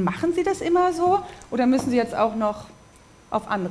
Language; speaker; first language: German; native; German